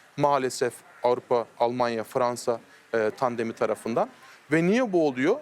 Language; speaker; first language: Turkish; early bilingual, heritage; Turkish